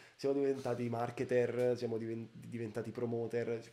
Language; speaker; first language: Italian; native; Italian